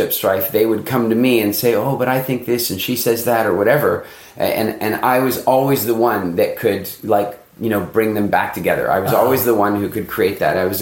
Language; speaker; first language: English; native; English